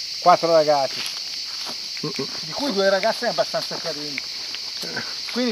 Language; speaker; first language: Italian; native; Italian